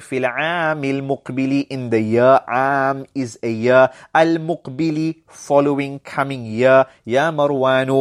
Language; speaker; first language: Arabic; non-native, fluent; English